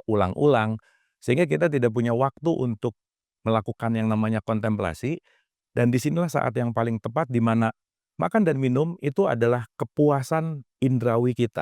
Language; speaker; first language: Indonesian; native; Indonesian